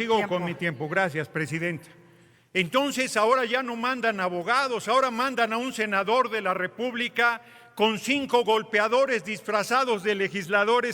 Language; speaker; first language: Spanish; native; Spanish